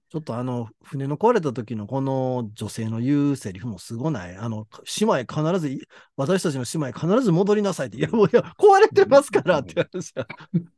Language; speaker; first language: Japanese; native; Japanese